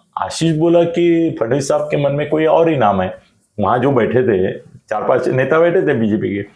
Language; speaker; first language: Hindi; non-native, local second language; Marathi